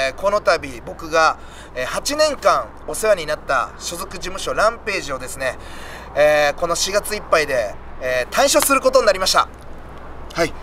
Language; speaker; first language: Japanese; native; Japanese